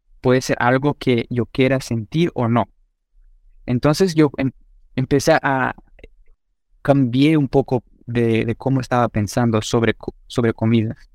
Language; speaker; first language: Spanish; non-native, fluent; Portuguese